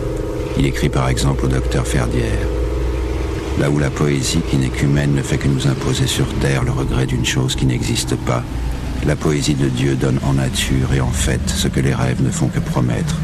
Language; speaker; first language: French; native; French